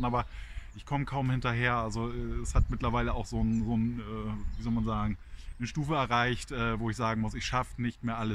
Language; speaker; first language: German; native; German